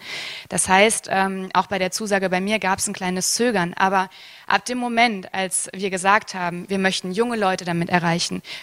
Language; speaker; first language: German; native; German